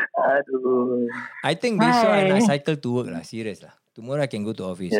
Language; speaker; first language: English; non-native, local second language; Malay